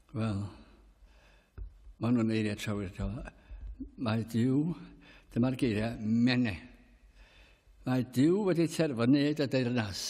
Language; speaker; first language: Welsh; native; Welsh